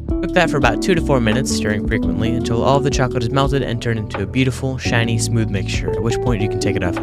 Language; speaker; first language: English; native; English